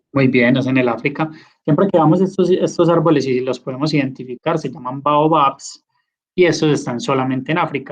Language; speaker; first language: Spanish; native; Spanish